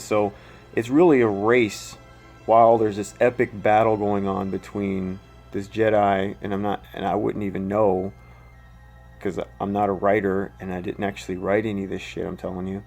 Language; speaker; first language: English; native; English